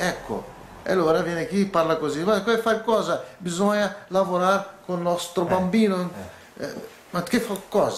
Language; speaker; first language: Italian; non-native, learner; Portuguese